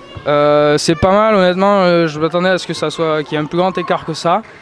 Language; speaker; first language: French; native; French